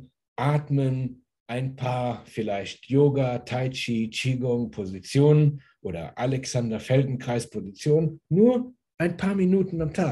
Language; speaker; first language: German; early bilingual, heritage; German